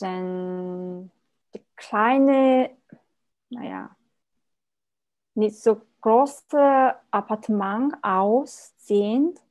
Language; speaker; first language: German; non-native, learner; Korean